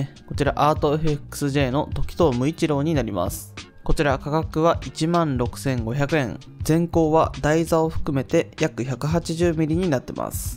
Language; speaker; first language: Japanese; native; Japanese